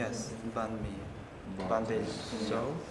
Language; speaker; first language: English; non-native, learner; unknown